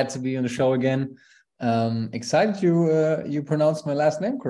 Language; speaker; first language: English; non-native, fluent; German